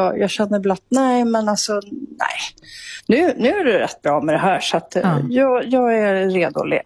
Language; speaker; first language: Swedish; native; Swedish